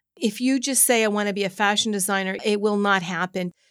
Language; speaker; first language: English; native; English